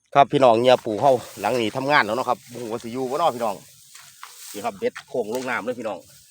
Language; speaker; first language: Thai; native; Thai